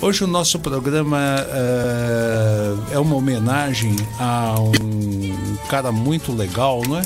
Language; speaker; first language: Portuguese; native; Portuguese